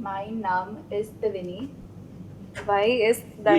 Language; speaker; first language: German; non-native, learner; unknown